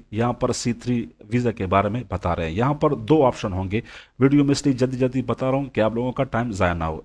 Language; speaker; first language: Urdu; non-native, local second language; Punjabi